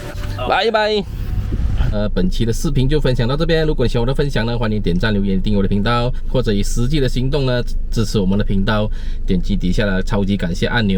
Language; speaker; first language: Chinese; native; Chinese